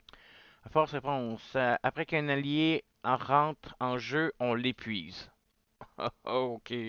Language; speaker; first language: French; native; French